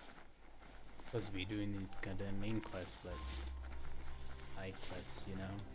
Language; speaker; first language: English; native; English